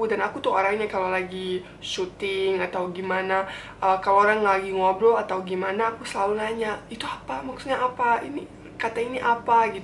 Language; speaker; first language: Indonesian; non-native, fluent; Bosnian